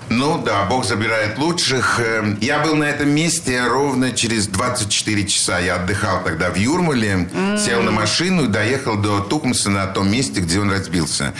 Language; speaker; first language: Russian; native; Russian